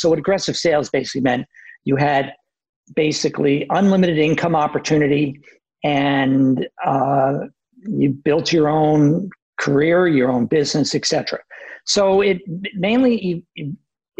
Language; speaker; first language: English; native; English